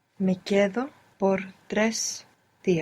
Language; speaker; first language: Spanish; non-native, learner; English